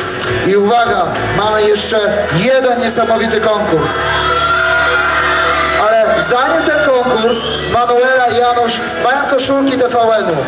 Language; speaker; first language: Polish; native; Polish